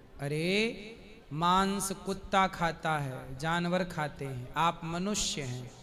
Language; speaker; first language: Hindi; native; Hindi